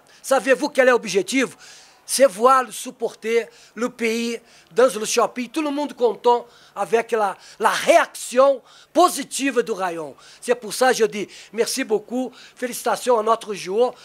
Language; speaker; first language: French; non-native, learner; Portuguese